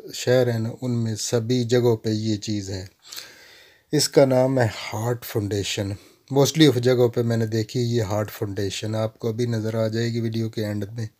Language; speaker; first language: Urdu; non-native, local second language; Punjabi